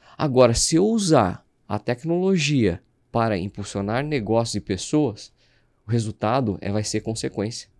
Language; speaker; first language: Portuguese; native; Portuguese